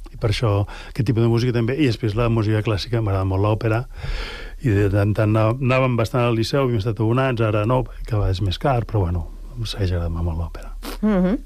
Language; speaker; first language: Catalan; native; Catalan